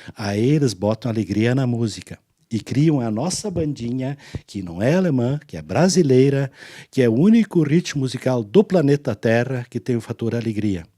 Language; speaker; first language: Portuguese; non-native, local second language; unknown